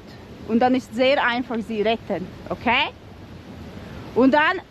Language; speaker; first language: German; non-native, learner; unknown